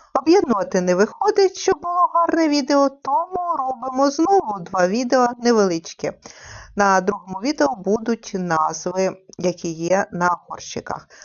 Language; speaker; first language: Ukrainian; native; Ukrainian